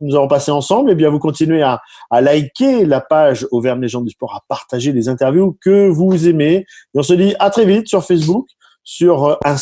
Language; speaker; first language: French; native; French